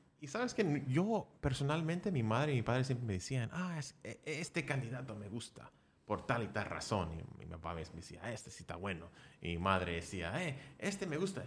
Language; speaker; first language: Spanish; early bilingual, heritage; Spanish